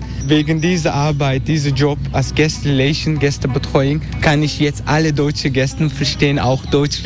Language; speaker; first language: German; non-native, learner; Turkish